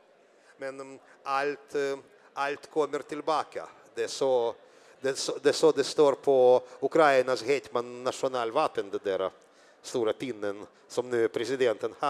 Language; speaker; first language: Swedish; non-native, fluent; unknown